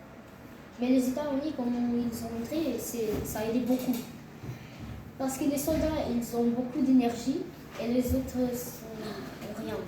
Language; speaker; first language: French; non-native, learner; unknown